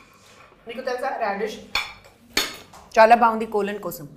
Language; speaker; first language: Telugu; non-native, learner; Hindi